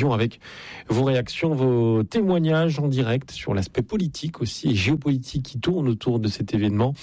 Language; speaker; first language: French; native; French